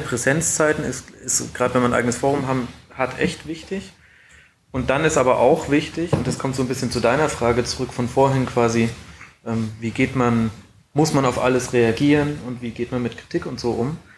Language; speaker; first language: German; native; German